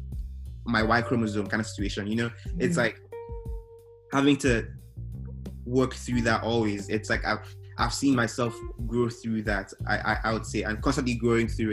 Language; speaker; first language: English; non-native, local second language; Igbo